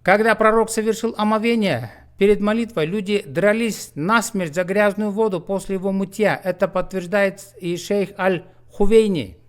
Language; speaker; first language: Russian; non-native, local second language; Kyrgyz